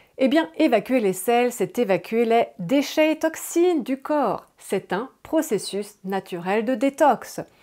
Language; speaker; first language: French; native; French